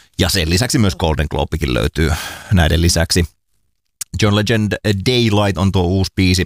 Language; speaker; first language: Finnish; native; Finnish